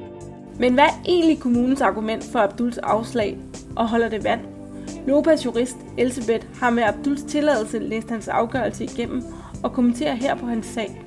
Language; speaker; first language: Danish; native; Danish